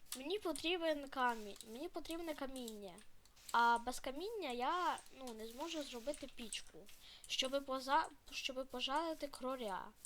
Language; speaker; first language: Ukrainian; native; Ukrainian